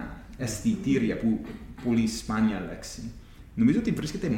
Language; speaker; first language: Greek; non-native, fluent; English